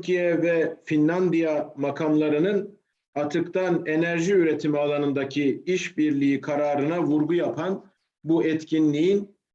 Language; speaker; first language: Turkish; native; Turkish